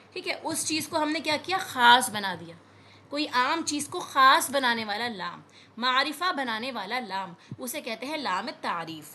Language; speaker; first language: Urdu; native; Urdu